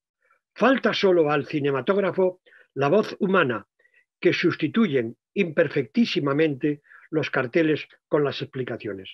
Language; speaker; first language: Spanish; native; Spanish